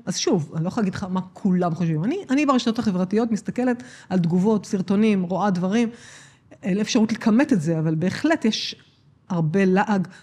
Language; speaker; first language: Hebrew; native; Hebrew